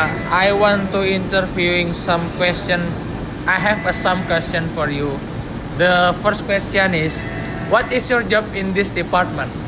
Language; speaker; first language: English; non-native, learner; Indonesian